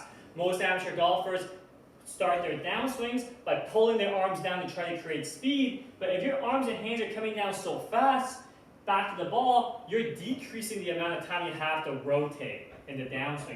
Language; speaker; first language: English; native; English